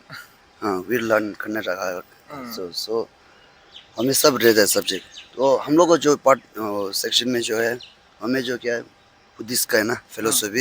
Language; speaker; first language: Hindi; non-native, local second language; Tibetan